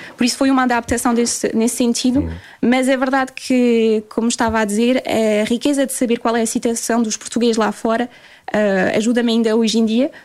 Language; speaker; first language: Portuguese; early bilingual, heritage; Portuguese